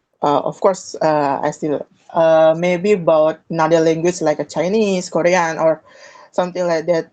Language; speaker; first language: English; non-native, learner; Indonesian